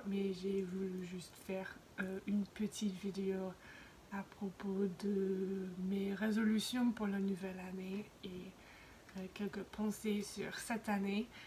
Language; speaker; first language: French; non-native, fluent; English